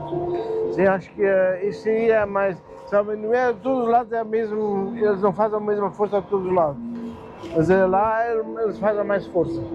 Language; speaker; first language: Portuguese; non-native, learner; German